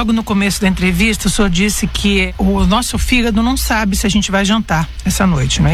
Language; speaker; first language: Portuguese; native; Portuguese